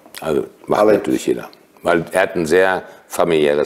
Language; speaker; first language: German; native; German